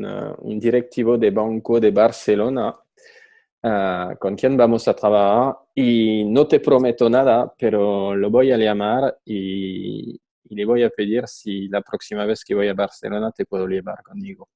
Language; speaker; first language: Spanish; non-native, fluent; French